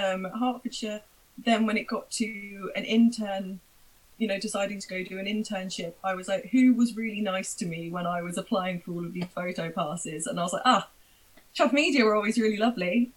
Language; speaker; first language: English; native; English